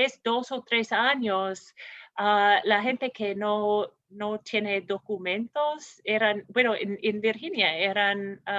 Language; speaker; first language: Spanish; non-native, fluent; English